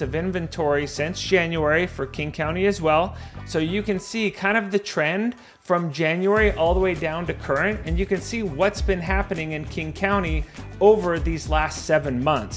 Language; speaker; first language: English; native; English